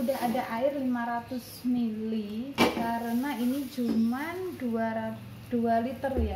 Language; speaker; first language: Indonesian; non-native, local second language; Javanese